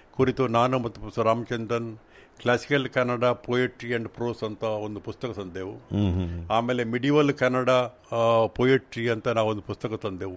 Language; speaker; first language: Kannada; non-native, local second language; Tulu